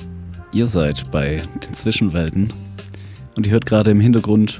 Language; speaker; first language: German; native; German